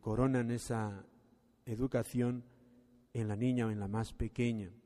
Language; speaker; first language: Spanish; native; Spanish